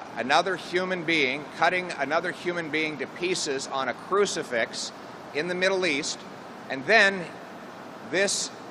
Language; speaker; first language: English; native; English